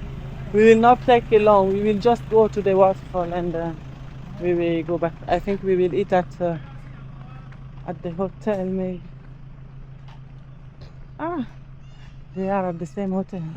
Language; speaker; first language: English; non-native, learner; French